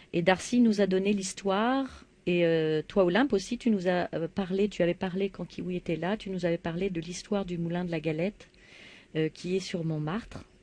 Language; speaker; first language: French; native; French